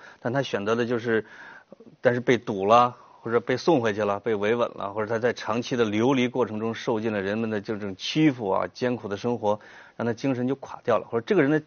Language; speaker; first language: Chinese; native; Chinese